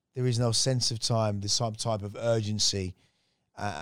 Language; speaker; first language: English; native; English